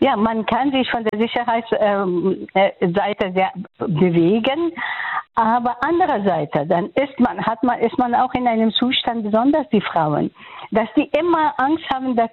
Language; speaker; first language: German; non-native, fluent; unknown